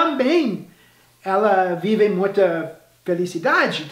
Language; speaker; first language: Portuguese; non-native, fluent; English